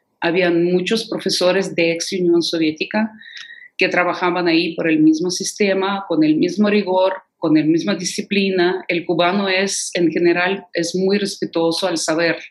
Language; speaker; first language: Spanish; non-native, fluent; Russian